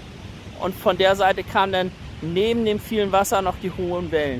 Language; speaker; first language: German; native; German